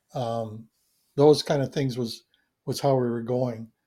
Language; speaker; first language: English; native; English